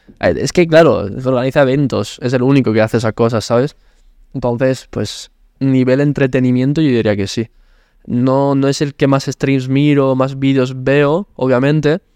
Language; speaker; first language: Spanish; early bilingual, other home language; Italian